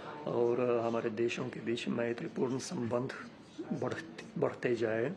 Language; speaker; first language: Hindi; non-native, fluent; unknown